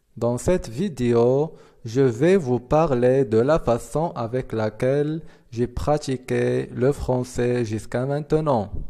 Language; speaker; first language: French; non-native, fluent; Arabic